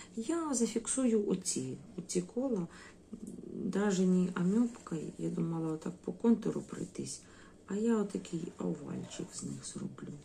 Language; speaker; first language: Ukrainian; non-native, local second language; Russian